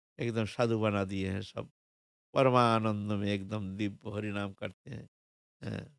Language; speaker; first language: Hindi; non-native, local second language; Bangla